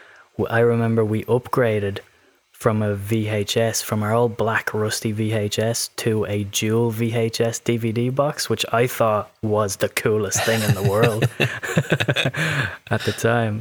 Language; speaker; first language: English; native; English